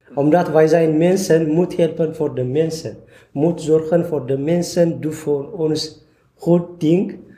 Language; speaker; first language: Dutch; non-native, fluent; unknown